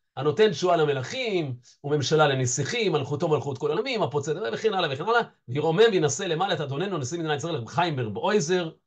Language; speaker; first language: Hebrew; native; Hebrew